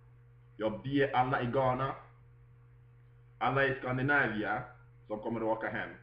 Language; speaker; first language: Swedish; non-native, fluent; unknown